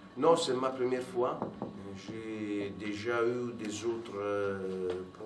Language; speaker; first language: French; non-native, fluent; Italian